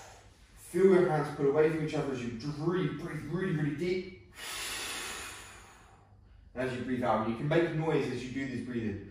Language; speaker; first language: English; native; English